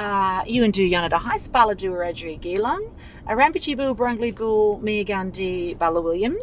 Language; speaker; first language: English; native; English